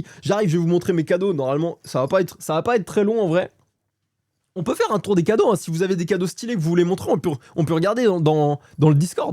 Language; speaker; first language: French; native; French